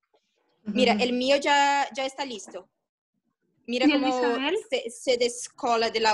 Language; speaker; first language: Spanish; non-native, fluent; Portuguese